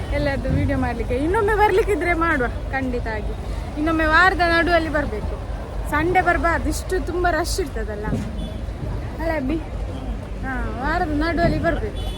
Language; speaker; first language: Kannada; non-native, local second language; Tulu